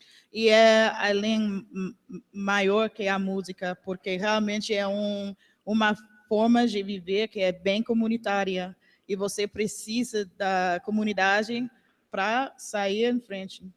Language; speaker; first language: Portuguese; non-native, learner; English